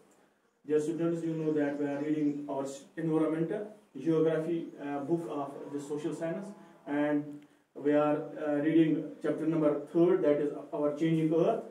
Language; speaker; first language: English; non-native, local second language; Kashmiri